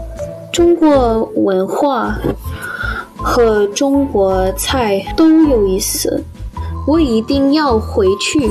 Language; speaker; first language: Chinese; non-native, learner; English